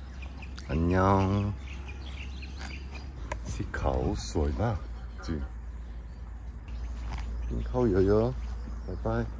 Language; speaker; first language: Thai; non-native, learner; Korean